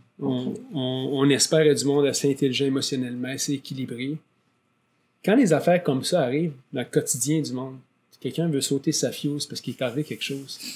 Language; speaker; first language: French; native; French